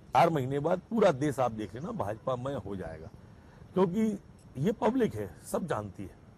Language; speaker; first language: Hindi; native; Hindi